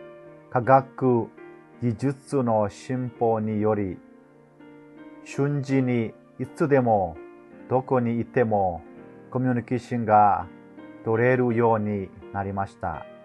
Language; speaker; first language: Japanese; non-native, fluent; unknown